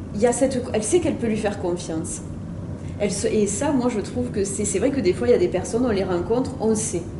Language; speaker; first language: French; native; French